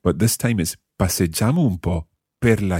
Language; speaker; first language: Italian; non-native, learner; English